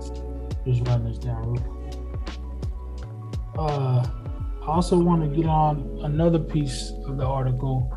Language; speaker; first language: English; native; English